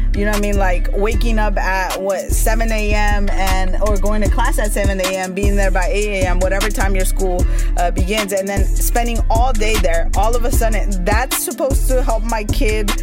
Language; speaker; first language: English; early bilingual, other home language; Spanish